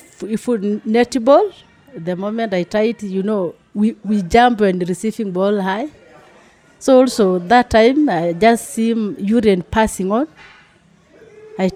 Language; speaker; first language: English; non-native, local second language; Masai